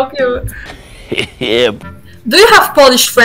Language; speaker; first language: English; non-native, learner; Polish